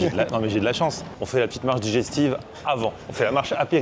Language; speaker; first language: French; native; French